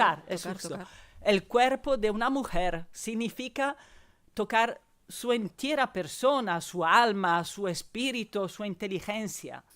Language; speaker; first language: Spanish; non-native, fluent; Italian